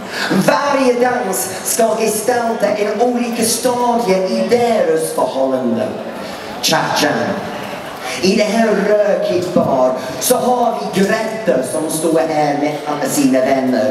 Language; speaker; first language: Swedish; non-native, fluent; English